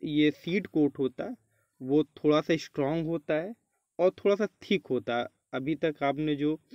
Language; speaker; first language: Hindi; native; Hindi